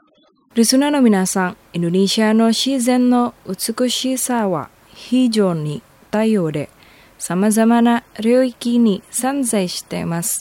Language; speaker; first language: Japanese; non-native, fluent; Indonesian